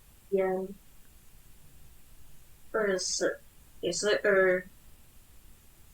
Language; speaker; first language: Chinese; non-native, learner; Indonesian